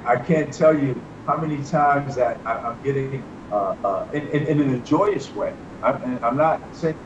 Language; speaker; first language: English; native; English